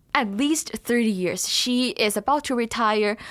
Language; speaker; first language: English; non-native, fluent; Chinese